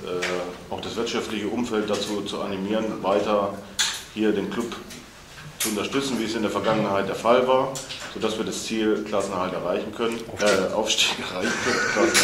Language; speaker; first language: German; native; German